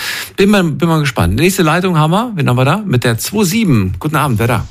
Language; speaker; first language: German; native; German